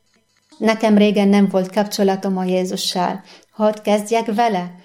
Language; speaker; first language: Hungarian; non-native, fluent; Arabic